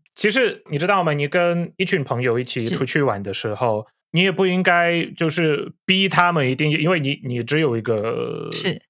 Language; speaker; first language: Chinese; non-native, fluent; Polish